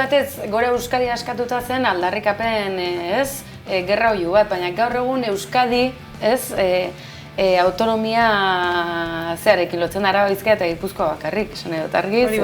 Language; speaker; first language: Basque; native; Basque